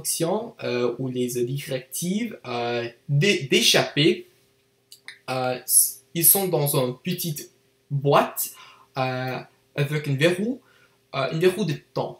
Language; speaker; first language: French; non-native, learner; English